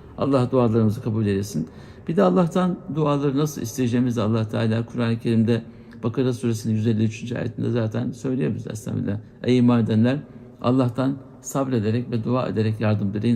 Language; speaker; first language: Turkish; native; Turkish